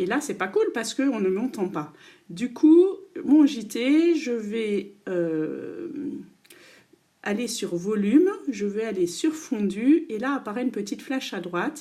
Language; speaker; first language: French; native; French